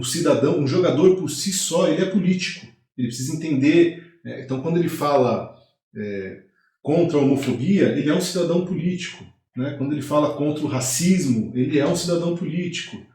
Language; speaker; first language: Portuguese; native; Portuguese